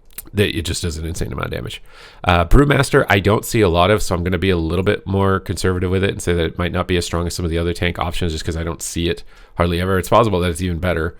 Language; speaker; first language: English; native; English